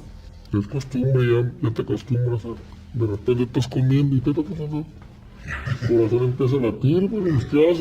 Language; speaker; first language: Spanish; native; Spanish